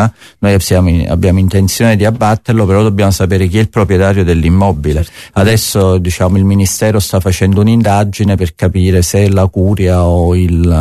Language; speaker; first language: Italian; native; Italian